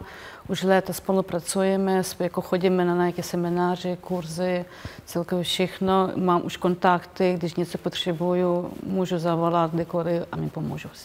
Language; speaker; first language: Czech; non-native, fluent; Ukrainian